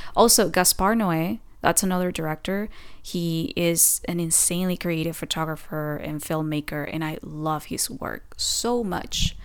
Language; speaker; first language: English; non-native, fluent; Spanish